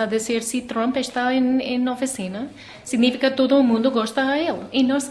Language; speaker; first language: Portuguese; non-native, learner; English